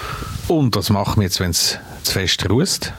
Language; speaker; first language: German; native; German